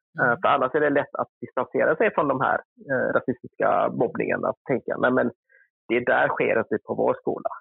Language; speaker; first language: Swedish; early bilingual, other home language; Vietnamese